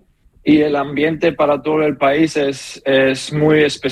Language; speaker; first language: Spanish; non-native, learner; German